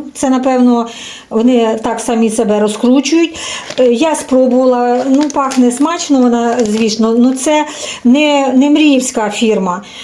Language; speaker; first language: Ukrainian; native; Ukrainian